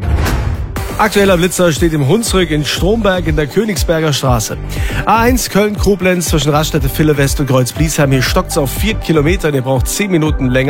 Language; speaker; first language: German; native; German